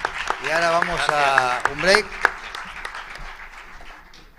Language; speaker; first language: Spanish; native; Spanish